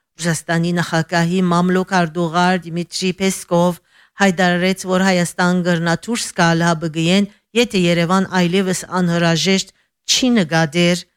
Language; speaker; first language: Armenian; early bilingual, heritage; Armenian